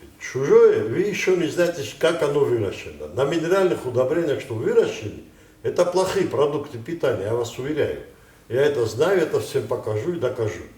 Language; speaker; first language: Russian; non-native, local second language; Ossetic